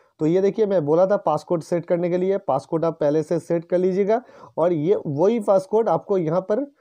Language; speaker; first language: Hindi; non-native, local second language; Bangla